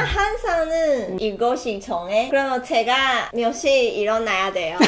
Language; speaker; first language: Korean; non-native, learner; Chinese